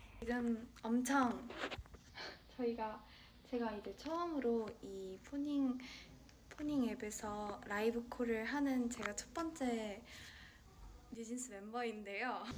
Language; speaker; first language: Korean; non-native, fluent; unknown